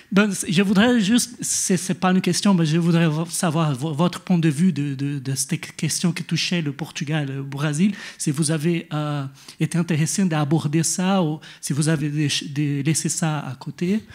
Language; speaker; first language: French; non-native, fluent; Portuguese